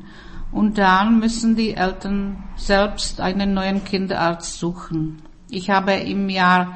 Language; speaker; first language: German; non-native, fluent; Czech